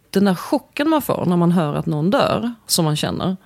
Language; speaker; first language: Swedish; early bilingual, other home language; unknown